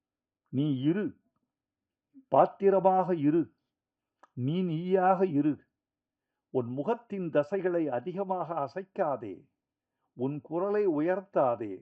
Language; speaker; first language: Tamil; native; Tamil